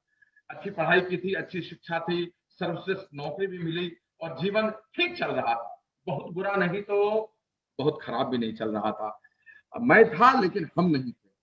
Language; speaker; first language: Hindi; native; Hindi